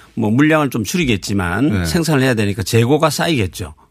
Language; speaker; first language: Korean; native; Korean